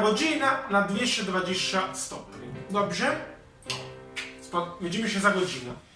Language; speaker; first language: Polish; non-native, learner; Italian